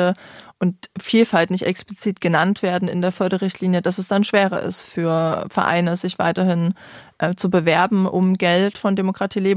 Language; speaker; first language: German; native; German